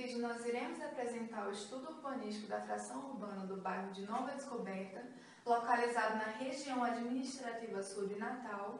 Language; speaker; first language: Portuguese; native; Portuguese